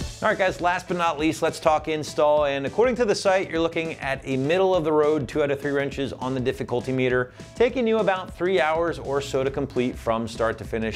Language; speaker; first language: English; native; English